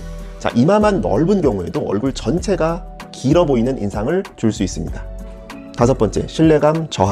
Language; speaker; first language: Korean; native; Korean